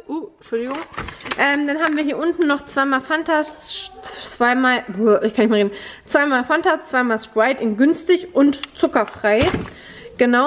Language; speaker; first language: German; native; German